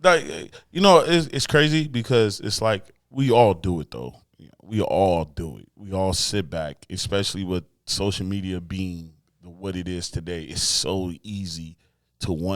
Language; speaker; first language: English; native; English